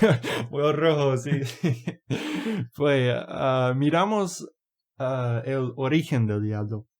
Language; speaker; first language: Spanish; non-native, fluent; English